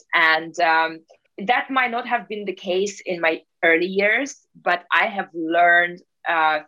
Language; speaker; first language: English; non-native, fluent; Russian